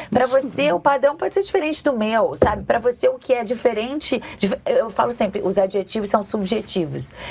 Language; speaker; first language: Portuguese; native; Portuguese